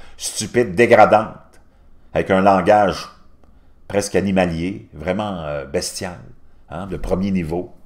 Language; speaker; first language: French; native; French